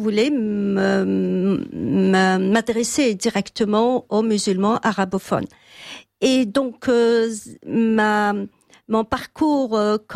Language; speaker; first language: French; non-native, local second language; Kabyle